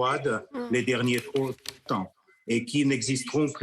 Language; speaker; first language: French; non-native, fluent; Russian